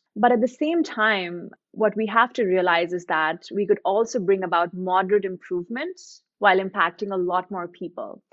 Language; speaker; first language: English; non-native, local second language; Hindi